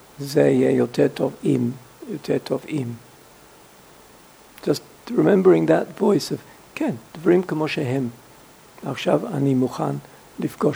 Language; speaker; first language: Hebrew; non-native, fluent; English